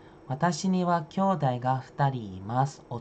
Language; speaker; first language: Japanese; non-native, fluent; Indonesian